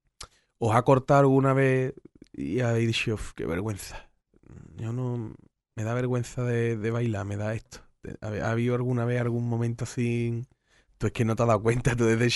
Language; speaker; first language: Spanish; native; Spanish